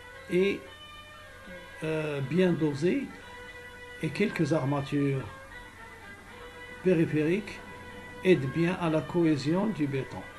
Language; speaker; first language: French; non-native, local second language; Arabic